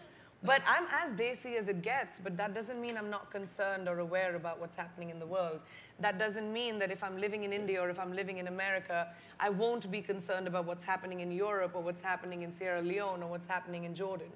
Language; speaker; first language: English; non-native, local second language; Hindi